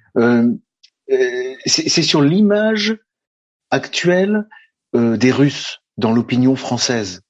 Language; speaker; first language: French; native; French